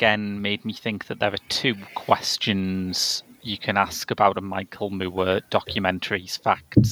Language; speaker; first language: English; native; English